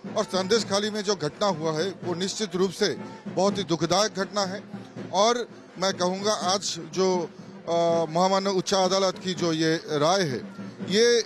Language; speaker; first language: Hindi; non-native, local second language; Bangla